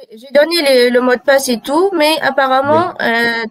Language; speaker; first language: French; non-native, local second language; Arabic